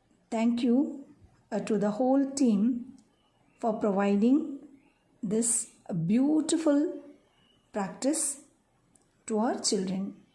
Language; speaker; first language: English; non-native, local second language; Tamil